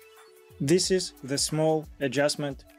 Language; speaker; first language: English; non-native, fluent; Russian